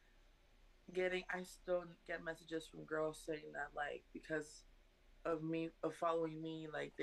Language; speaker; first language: English; early bilingual, other home language; Spanish